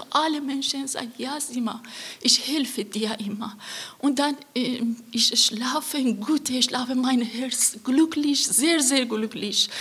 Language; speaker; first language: German; non-native, learner; Persian